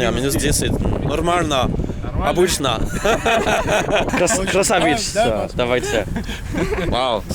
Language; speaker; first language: Russian; non-native, learner; French